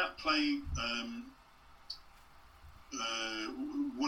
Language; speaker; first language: English; native; English